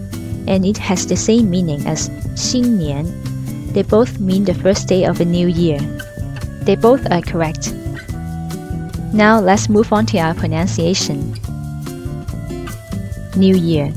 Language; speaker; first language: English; non-native, fluent; Chinese